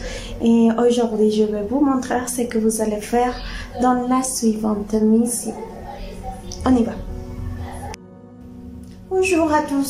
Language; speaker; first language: French; non-native, fluent; Spanish